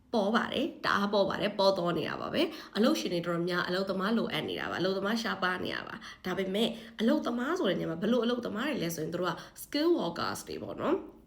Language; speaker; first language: Burmese; native; Burmese